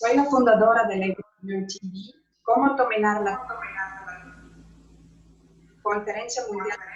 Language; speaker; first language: Spanish; non-native, fluent; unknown